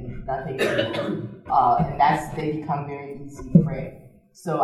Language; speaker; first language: English; native; English